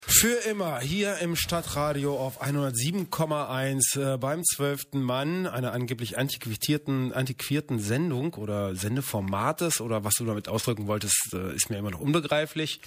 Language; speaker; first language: German; native; German